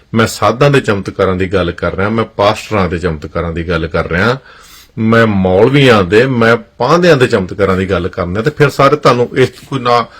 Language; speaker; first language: Punjabi; native; Punjabi